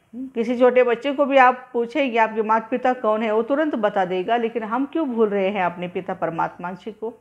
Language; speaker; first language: Hindi; non-native, local second language; Marathi